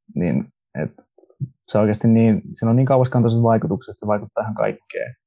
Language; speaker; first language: Finnish; early bilingual, other home language; Russian